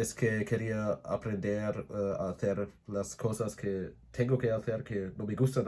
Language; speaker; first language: Spanish; non-native, learner; English